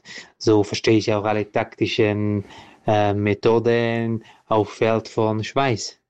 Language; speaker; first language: German; non-native, learner; Croatian